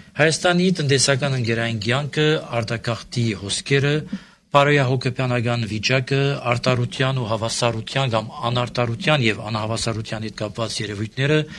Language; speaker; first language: Armenian; early bilingual, heritage; Armenian